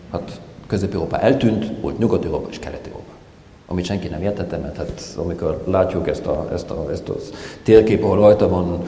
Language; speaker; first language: Hungarian; non-native, fluent; German